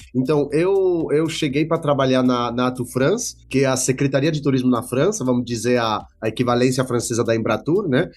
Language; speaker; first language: Portuguese; non-native, fluent; French